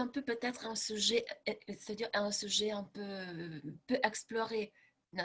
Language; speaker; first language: French; non-native, fluent; Lithuanian